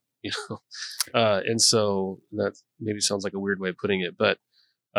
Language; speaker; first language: English; native; English